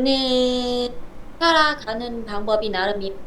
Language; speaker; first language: Korean; non-native, learner; Vietnamese